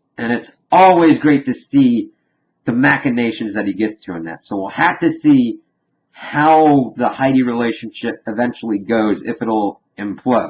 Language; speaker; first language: English; native; English